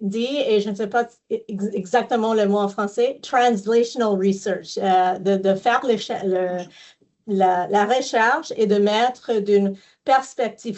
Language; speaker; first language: French; non-native, fluent; English